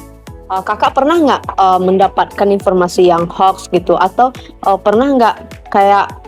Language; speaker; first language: Indonesian; native; Indonesian